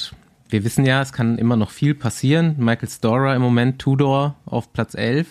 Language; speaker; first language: German; native; German